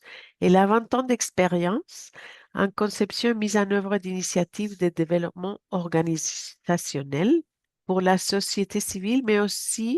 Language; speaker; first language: French; non-native, fluent; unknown